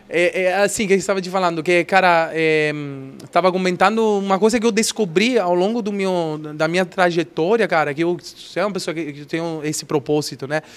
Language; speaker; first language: Portuguese; non-native, fluent; Italian